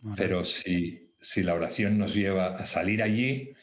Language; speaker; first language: Spanish; native; Spanish